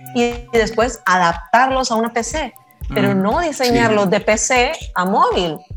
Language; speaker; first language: Spanish; native; Spanish